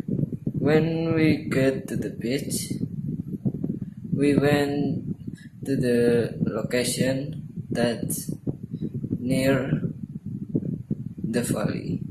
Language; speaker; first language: English; non-native, learner; Indonesian